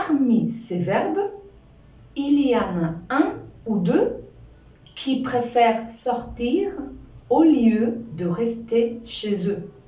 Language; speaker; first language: French; non-native, fluent; Spanish